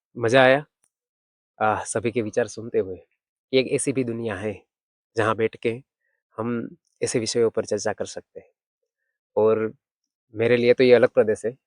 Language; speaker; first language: Hindi; non-native, local second language; Gujarati